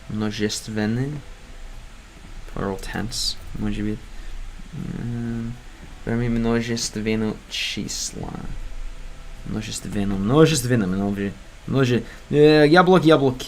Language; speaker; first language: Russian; non-native, learner; English